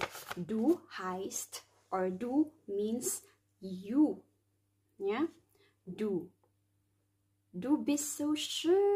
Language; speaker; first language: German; non-native, learner; Filipino